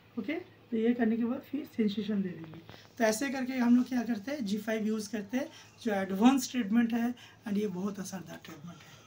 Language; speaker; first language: Hindi; non-native, local second language; Bangla